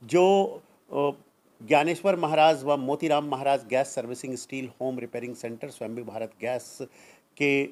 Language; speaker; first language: Hindi; non-native, local second language; Marathi